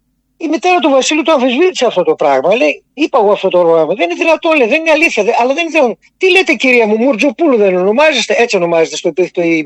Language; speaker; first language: Greek; native; Greek